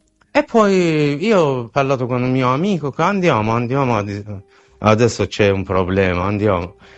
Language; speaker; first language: Italian; non-native, learner; Persian